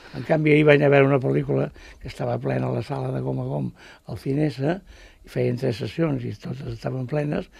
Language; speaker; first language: Catalan; native; Catalan